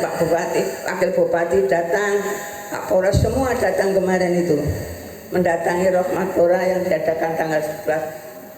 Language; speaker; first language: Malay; non-native, local second language; Javanese